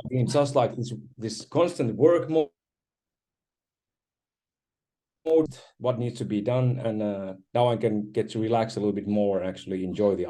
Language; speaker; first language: English; non-native, fluent; Finnish